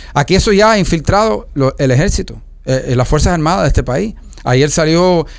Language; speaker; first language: Spanish; early bilingual, heritage; Spanish